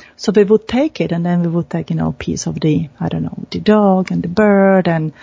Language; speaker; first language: English; non-native, fluent; Czech